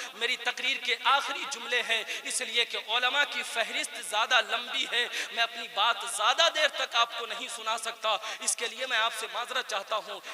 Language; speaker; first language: Urdu; native; Urdu